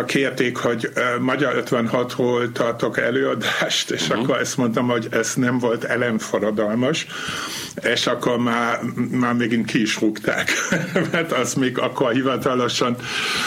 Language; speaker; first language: Hungarian; non-native, fluent; German